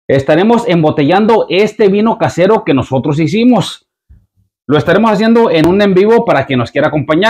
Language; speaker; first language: Spanish; native; Spanish